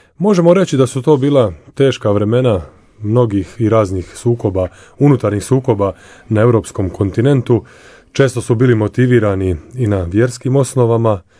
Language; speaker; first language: Croatian; native; Croatian